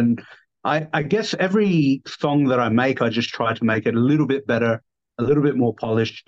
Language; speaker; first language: English; native; English